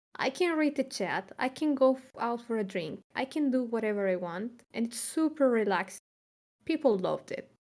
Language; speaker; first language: English; non-native, fluent; Spanish